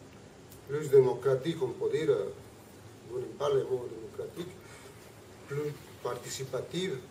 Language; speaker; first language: French; non-native, learner; Spanish